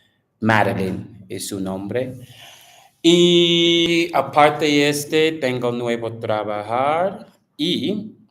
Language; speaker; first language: Spanish; non-native, learner; English